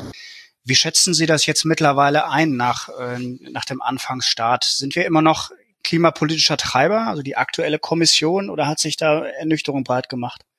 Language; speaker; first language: German; native; German